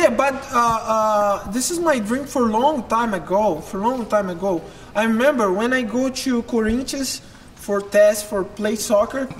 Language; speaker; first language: English; non-native, learner; Portuguese